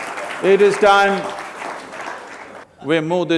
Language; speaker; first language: English; non-native, local second language; Kannada